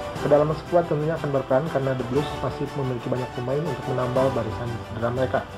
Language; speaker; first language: Indonesian; native; Indonesian